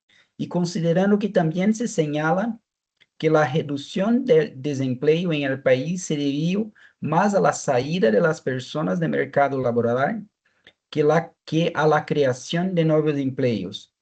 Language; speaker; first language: Spanish; non-native, fluent; Portuguese